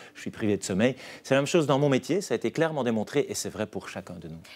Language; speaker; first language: French; native; French